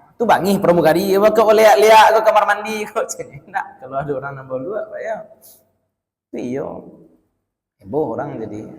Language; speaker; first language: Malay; non-native, local second language; Minangkabau